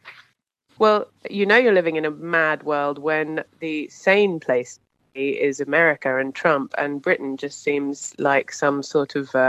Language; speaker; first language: English; native; English